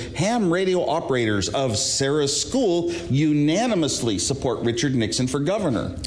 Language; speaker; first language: English; native; English